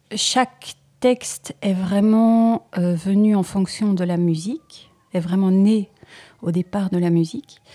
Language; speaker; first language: French; native; French